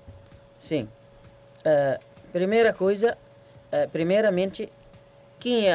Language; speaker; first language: Portuguese; non-native, learner; Arabic